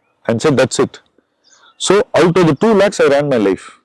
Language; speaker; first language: English; non-native, local second language; Tamil